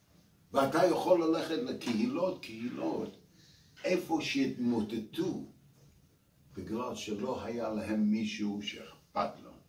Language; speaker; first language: Hebrew; non-native, fluent; English